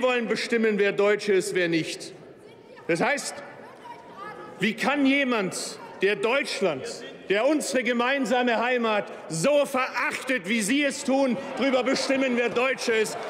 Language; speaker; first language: German; native; German